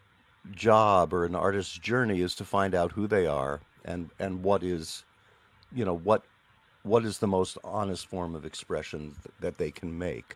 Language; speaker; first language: English; native; English